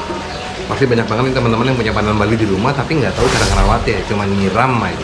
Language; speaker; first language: Indonesian; native; Indonesian